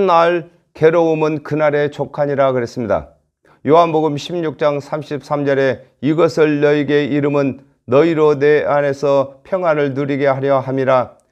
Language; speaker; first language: Korean; native; Korean